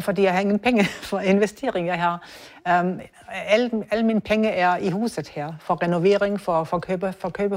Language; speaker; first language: Danish; non-native, learner; German